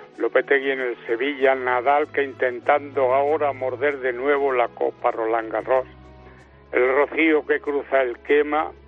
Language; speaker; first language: Spanish; native; Spanish